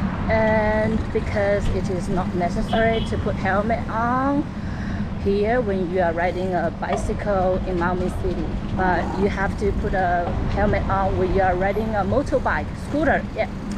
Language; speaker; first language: English; non-native, fluent; Chinese